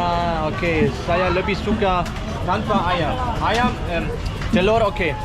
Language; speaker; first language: Indonesian; non-native, learner; German